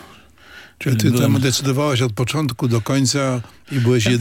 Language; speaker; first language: Polish; native; Polish